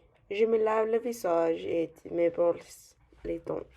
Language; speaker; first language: French; non-native, learner; English